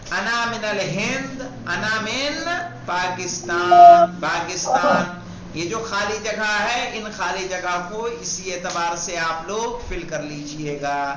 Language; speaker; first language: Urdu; native; Urdu